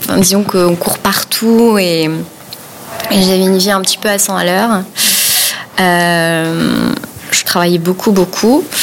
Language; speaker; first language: French; native; French